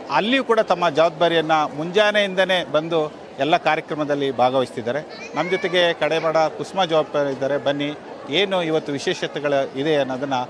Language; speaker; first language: Kannada; non-native, local second language; Kodava